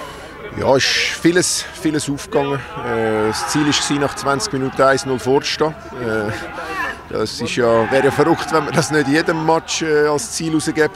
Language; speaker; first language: German; native; German